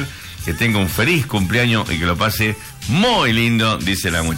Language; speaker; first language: Spanish; native; Spanish